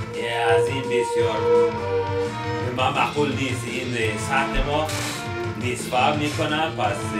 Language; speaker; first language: Persian; non-native, learner; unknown